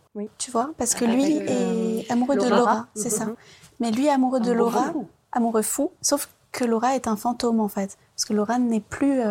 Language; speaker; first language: French; early bilingual, other home language; Vietnamese